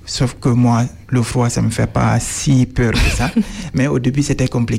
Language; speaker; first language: French; non-native, fluent; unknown